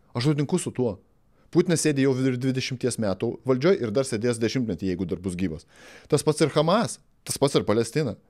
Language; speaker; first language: Lithuanian; native; Lithuanian